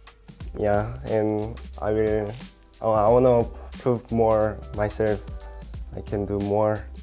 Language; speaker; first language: English; non-native, learner; Korean